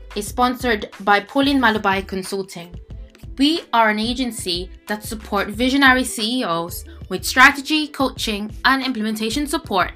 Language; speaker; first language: English; native; English